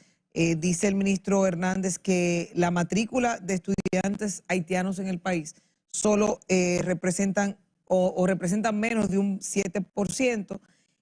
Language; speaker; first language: Spanish; native; Spanish